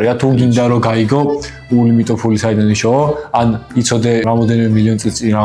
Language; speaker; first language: Georgian; native; Georgian